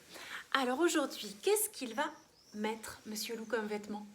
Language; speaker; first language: French; native; French